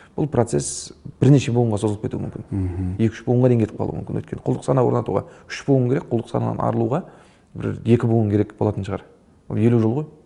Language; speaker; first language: Kazakh; native; Kazakh